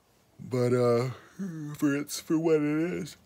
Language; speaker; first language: English; native; English